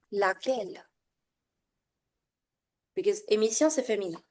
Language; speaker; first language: French; non-native, fluent; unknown